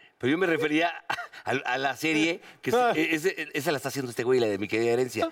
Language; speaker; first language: Spanish; native; Spanish